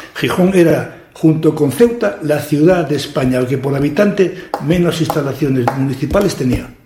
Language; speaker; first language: Spanish; native; Spanish